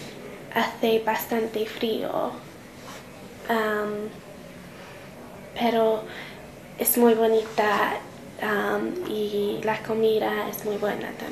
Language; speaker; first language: Spanish; non-native, learner; English